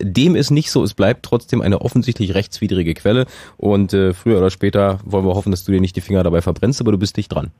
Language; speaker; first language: German; native; German